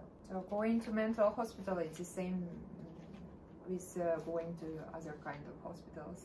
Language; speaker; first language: English; non-native, learner; Russian